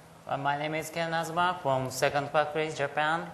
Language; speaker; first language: English; non-native, learner; Japanese